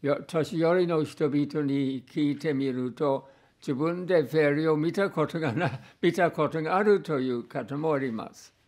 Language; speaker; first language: Japanese; non-native, fluent; English